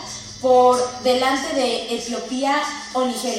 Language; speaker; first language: Spanish; native; Spanish